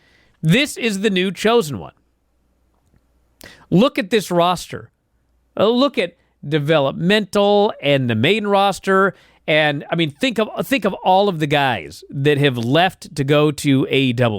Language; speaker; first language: English; native; English